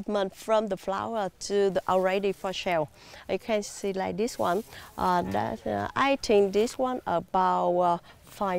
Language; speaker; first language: English; non-native, learner; Vietnamese